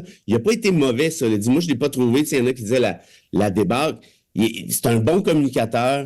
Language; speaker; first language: French; native; French